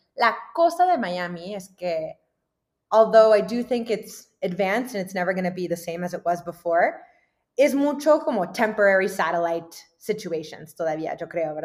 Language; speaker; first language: English; early bilingual, other home language; Spanish